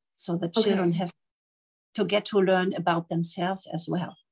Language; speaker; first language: English; non-native, fluent; German